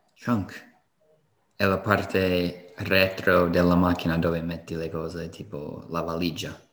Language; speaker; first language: Italian; non-native, fluent; English